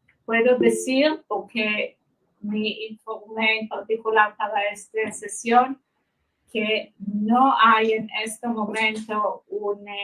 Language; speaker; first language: Spanish; non-native, fluent; Hebrew